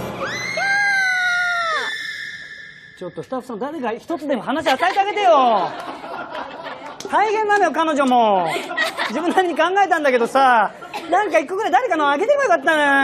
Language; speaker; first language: Japanese; native; Japanese